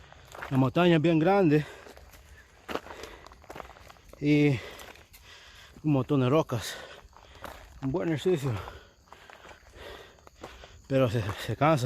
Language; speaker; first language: Spanish; early bilingual, heritage; Spanish